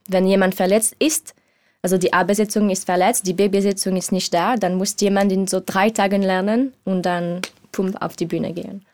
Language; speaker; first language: German; non-native, learner; French